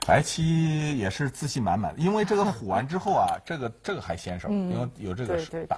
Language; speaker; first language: Chinese; native; Chinese